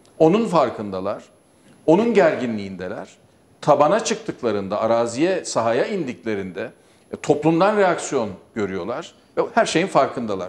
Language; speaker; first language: Turkish; native; Turkish